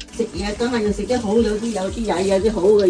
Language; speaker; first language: Cantonese; native; Cantonese